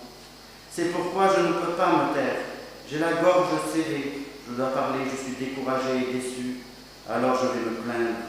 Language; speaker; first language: French; native; French